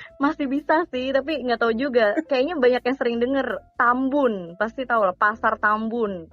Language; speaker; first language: Indonesian; native; Indonesian